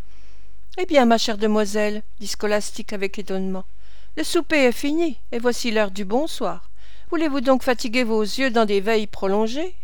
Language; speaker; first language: French; native; French